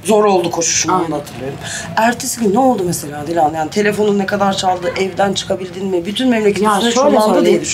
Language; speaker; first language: Turkish; native; Turkish